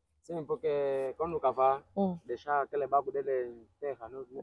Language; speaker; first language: Portuguese; non-native, local second language; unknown